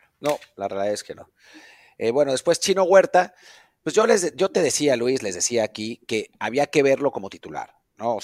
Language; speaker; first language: Spanish; native; Spanish